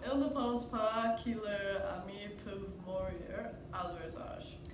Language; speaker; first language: French; non-native, learner; English